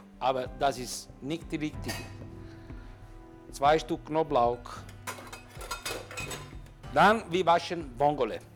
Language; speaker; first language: German; non-native, learner; Italian